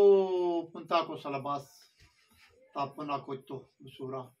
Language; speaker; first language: Filipino; non-native, learner; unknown